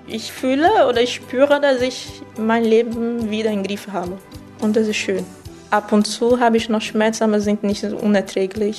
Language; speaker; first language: German; non-native, fluent; Portuguese